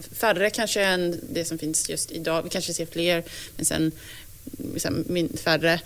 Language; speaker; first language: Swedish; non-native, fluent; English